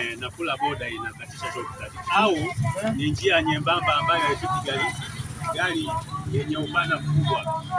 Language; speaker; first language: Swahili; native; Swahili